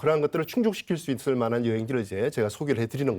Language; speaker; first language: Korean; native; Korean